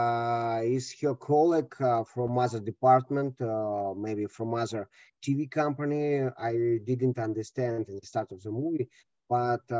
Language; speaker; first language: English; non-native, learner; Russian